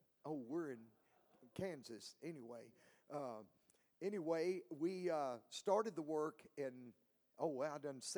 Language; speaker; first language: English; native; English